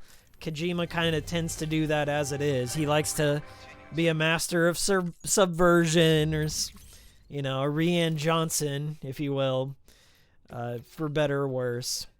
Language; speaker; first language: English; native; English